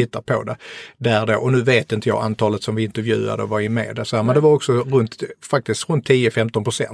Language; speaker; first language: Swedish; native; Swedish